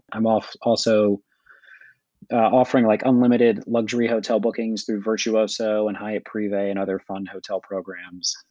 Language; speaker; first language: English; native; English